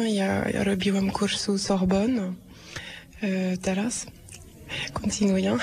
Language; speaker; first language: Polish; early bilingual, heritage; French